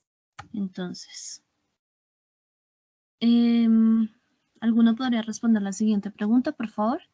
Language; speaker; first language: Spanish; native; Spanish